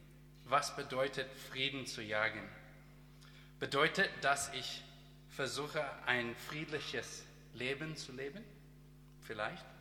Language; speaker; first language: German; non-native, learner; English